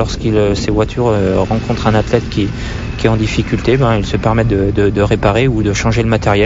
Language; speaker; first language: French; native; French